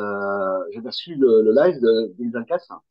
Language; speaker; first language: French; native; French